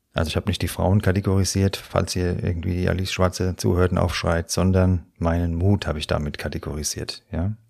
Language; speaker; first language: German; native; German